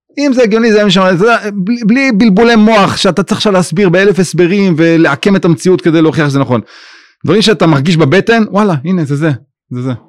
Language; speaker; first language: Hebrew; native; Hebrew